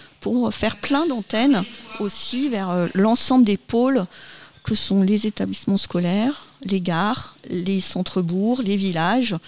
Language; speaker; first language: French; native; French